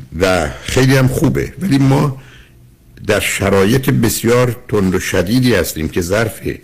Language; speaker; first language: Persian; native; Persian